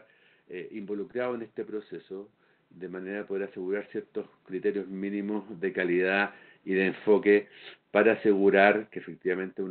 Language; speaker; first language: Spanish; native; Spanish